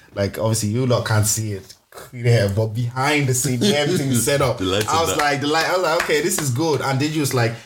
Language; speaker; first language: English; native; English